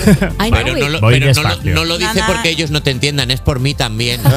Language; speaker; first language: Spanish; native; Spanish